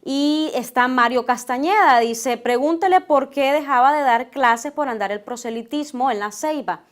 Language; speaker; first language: Spanish; native; Spanish